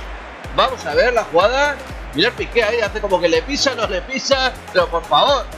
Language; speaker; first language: Spanish; native; Spanish